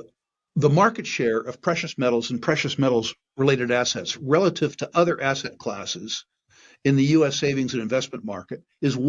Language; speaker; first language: English; native; English